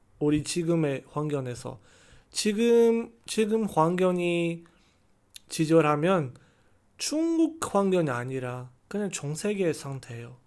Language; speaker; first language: Korean; non-native, learner; Chinese